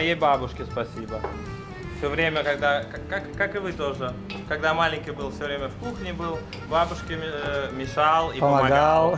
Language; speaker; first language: Russian; non-native, learner; Italian